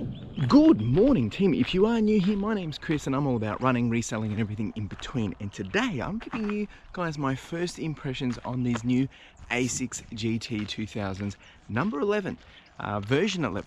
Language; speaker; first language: English; native; English